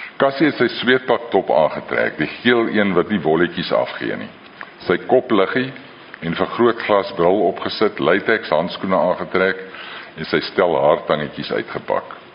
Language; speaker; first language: Afrikaans; native; Afrikaans